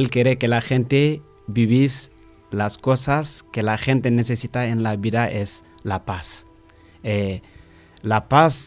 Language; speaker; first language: Spanish; non-native, learner; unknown